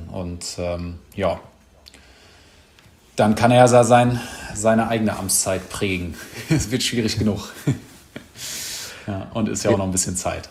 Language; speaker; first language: German; native; German